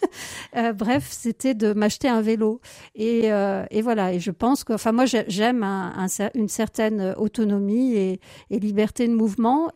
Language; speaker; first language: French; native; French